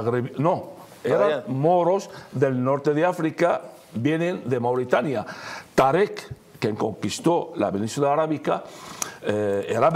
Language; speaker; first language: Spanish; non-native, fluent; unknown